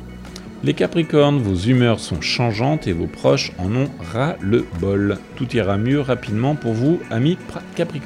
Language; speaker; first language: French; native; French